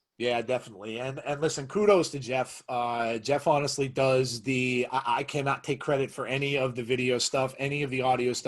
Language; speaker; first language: English; native; English